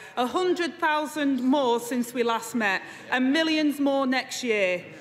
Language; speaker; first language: English; native; English